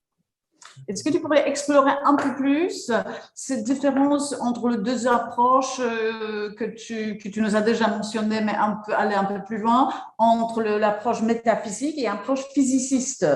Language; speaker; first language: French; non-native, fluent; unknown